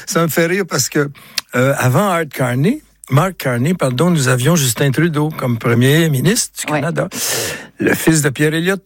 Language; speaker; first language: French; native; French